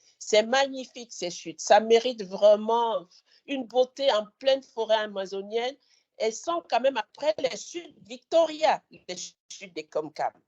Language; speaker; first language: French; native; French